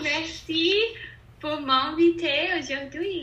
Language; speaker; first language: French; non-native, learner; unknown